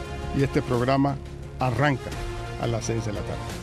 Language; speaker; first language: Spanish; native; Spanish